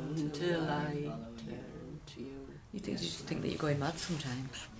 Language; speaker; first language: English; early bilingual, other home language; Irish